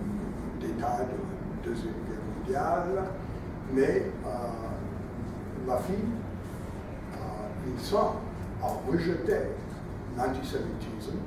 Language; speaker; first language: French; non-native, fluent; English